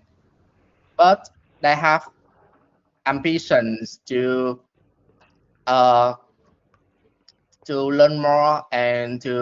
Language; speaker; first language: English; non-native, learner; Vietnamese